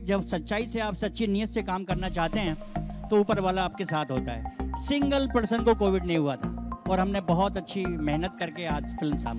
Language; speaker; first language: Hindi; native; Hindi